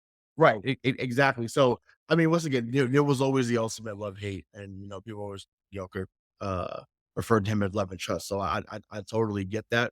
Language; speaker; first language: English; native; English